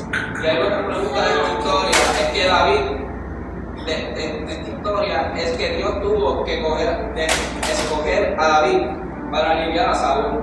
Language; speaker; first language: Spanish; native; Spanish